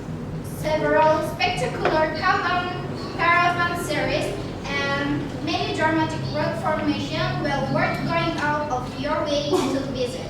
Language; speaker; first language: English; non-native, learner; Indonesian